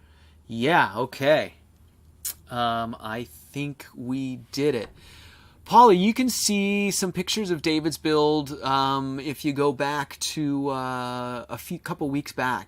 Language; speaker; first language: English; native; English